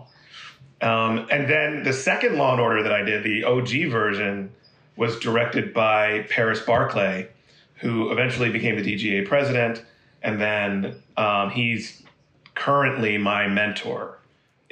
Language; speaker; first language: English; native; English